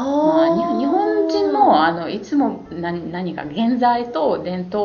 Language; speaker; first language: Japanese; non-native, fluent; Ukrainian